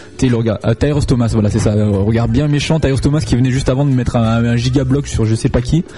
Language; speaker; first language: French; native; French